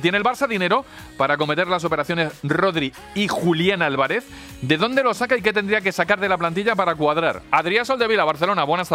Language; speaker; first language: Spanish; native; Spanish